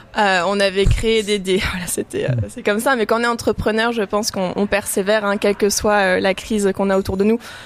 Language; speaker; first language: French; native; French